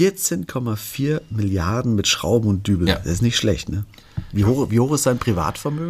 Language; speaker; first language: German; native; German